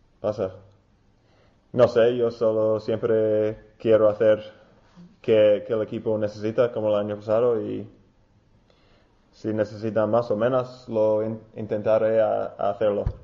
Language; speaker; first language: Spanish; non-native, learner; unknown